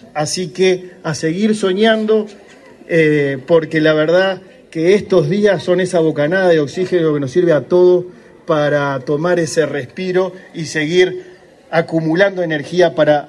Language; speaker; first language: Spanish; native; Spanish